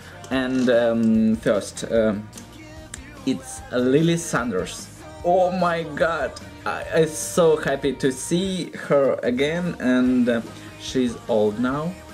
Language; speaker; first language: English; non-native, learner; Russian